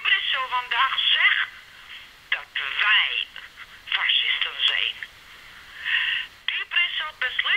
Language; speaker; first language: Dutch; non-native, learner; Serbian